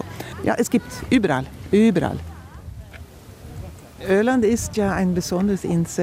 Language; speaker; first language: German; non-native, fluent; Swedish